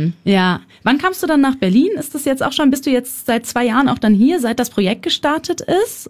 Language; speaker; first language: German; native; German